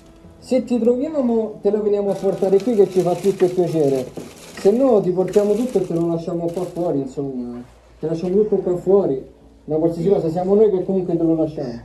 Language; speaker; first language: Italian; native; Italian